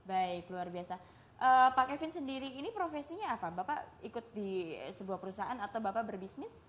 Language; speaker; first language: Indonesian; native; Indonesian